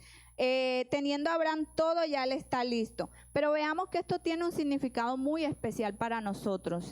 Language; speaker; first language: Spanish; native; Spanish